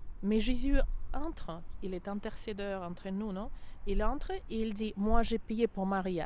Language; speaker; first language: French; non-native, fluent; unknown